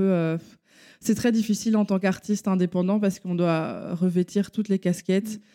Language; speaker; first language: French; native; French